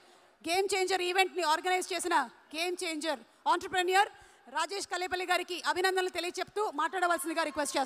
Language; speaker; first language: Telugu; native; Telugu